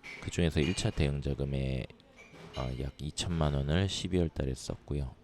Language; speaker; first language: Korean; native; Korean